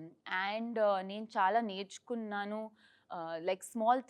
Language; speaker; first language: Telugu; non-native, learner; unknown